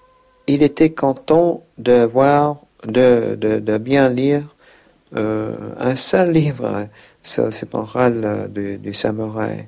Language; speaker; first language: French; non-native, fluent; English